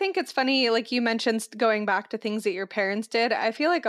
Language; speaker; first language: English; native; English